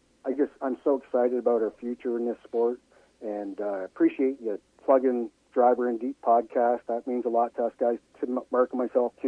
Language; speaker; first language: English; native; English